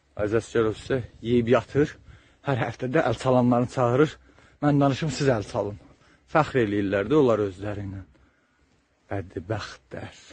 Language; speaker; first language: Azerbaijani; native; Azerbaijani